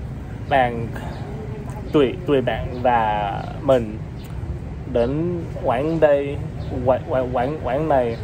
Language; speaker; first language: Vietnamese; non-native, learner; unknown